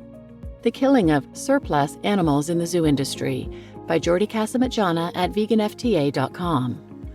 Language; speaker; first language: English; native; English